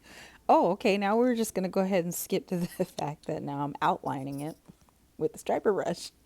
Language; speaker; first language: English; native; English